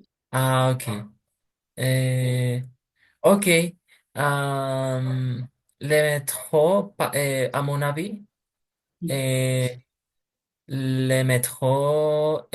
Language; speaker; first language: French; non-native, learner; Portuguese